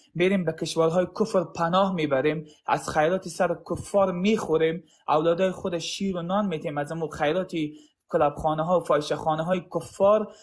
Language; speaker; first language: Persian; early bilingual, heritage; Arabic